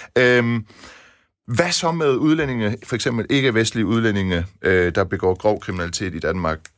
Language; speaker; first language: Danish; early bilingual, other home language; Persian